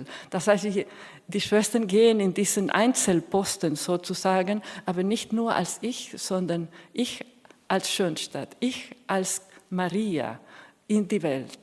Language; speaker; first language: German; non-native, fluent; Spanish